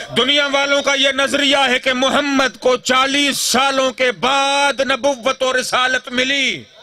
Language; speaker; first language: Urdu; non-native, local second language; Sindhi